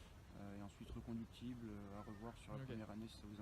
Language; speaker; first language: French; native; French